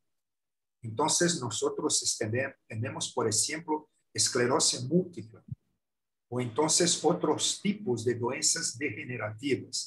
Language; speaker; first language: Spanish; non-native, learner; Portuguese